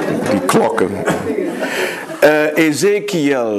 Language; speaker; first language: German; non-native, fluent; Dutch